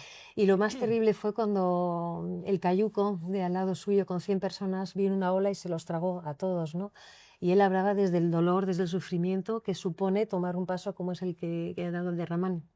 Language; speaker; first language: Spanish; native; Spanish